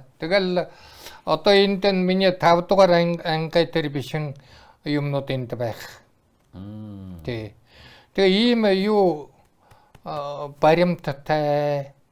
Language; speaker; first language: Mongolian; non-native, local second language; Buriat